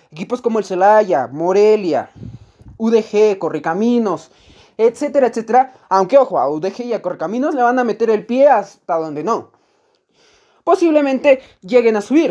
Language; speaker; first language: Spanish; native; Spanish